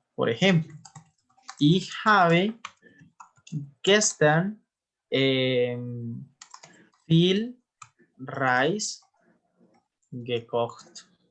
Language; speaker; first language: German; non-native, learner; Spanish